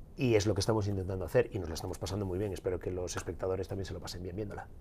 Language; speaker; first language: Spanish; native; Spanish